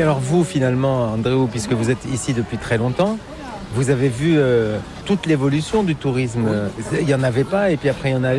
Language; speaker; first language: French; native; French